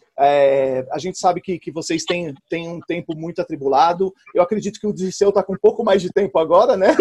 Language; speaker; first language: Portuguese; native; Portuguese